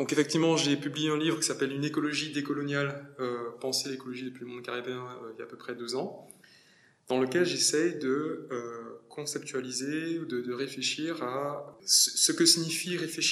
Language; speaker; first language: French; native; French